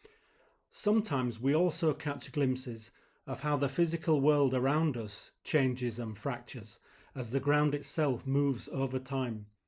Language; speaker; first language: English; native; English